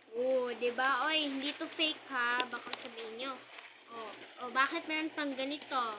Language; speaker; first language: Filipino; non-native, local second language; Cebuano